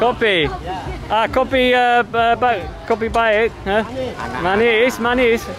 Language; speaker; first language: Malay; non-native, learner; English